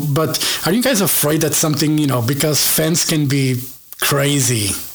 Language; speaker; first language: English; non-native, fluent; Portuguese